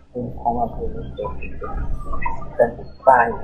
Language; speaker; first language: English; non-native, learner; Vietnamese